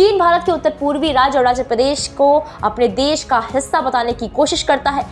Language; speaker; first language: Hindi; native; Hindi